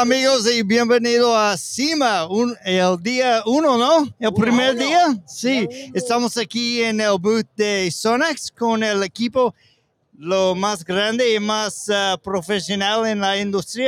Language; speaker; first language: Spanish; non-native, learner; English